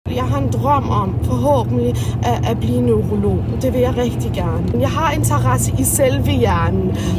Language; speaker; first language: Danish; early bilingual, other home language; Arabic